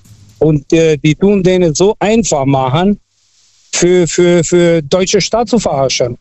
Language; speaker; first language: German; non-native, fluent; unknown